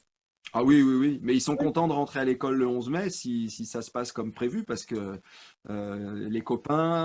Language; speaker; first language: French; native; French